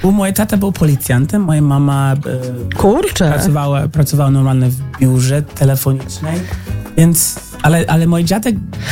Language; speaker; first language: Polish; early bilingual, heritage; English